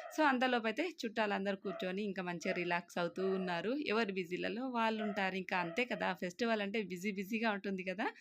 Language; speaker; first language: Telugu; non-native, local second language; Lambadi